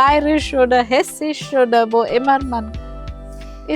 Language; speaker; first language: German; non-native, fluent; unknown